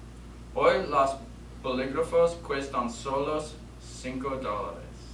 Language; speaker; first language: Spanish; non-native, learner; English